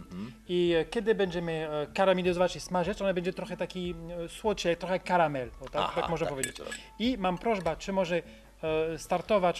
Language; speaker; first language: Polish; non-native, learner; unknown